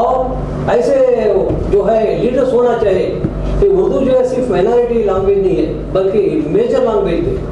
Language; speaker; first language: Hindi; non-native, local second language; Urdu